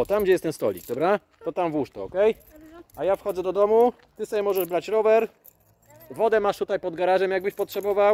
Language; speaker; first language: Polish; native; Polish